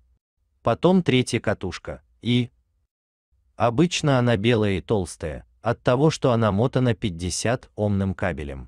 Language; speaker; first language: Russian; native; Russian